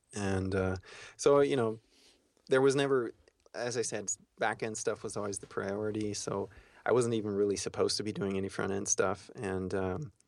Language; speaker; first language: English; early bilingual, heritage; German